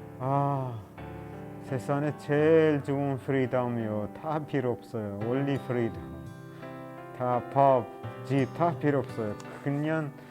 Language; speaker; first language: Korean; non-native, learner; Persian